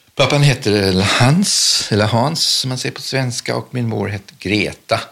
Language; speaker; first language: Swedish; early bilingual, other home language; German